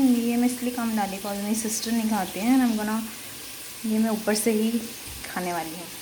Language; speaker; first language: Hindi; non-native, local second language; Nepali